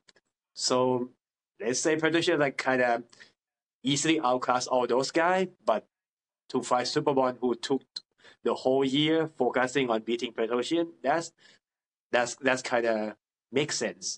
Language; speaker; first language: English; non-native, fluent; Thai